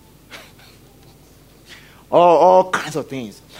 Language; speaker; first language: English; non-native, local second language; Yoruba